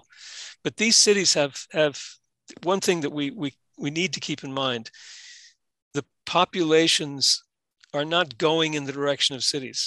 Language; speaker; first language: English; native; English